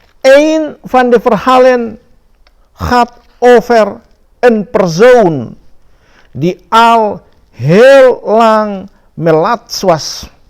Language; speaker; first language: Dutch; non-native, fluent; Indonesian